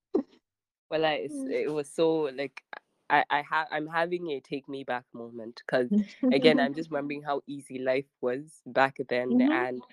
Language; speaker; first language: English; non-native, local second language; Hausa